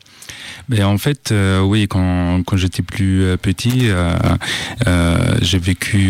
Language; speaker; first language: French; non-native, fluent; Italian